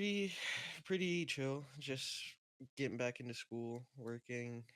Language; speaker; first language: English; native; English